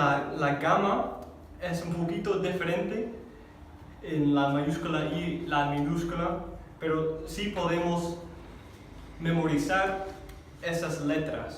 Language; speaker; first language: Spanish; non-native, fluent; English